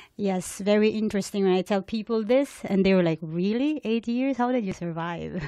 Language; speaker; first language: English; non-native, local second language; Cebuano